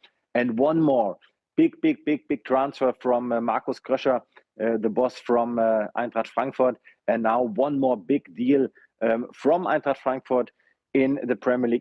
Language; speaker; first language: English; non-native, fluent; German